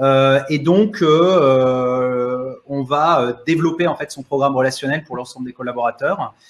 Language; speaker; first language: French; native; French